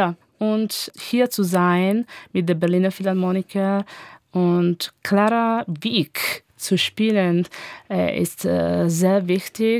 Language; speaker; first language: German; non-native, learner; Italian